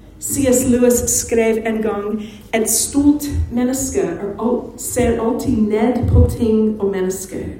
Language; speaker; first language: Norwegian; non-native, fluent; English